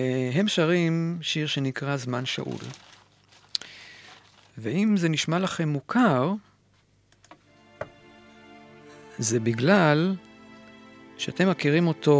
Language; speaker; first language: Hebrew; native; Hebrew